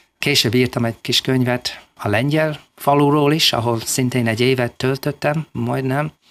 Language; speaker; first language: Hungarian; non-native, fluent; English